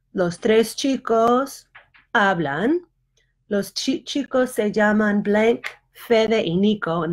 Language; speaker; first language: Spanish; non-native, fluent; English